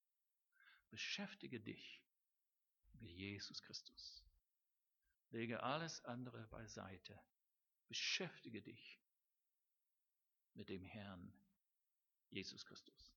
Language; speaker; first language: German; non-native, fluent; English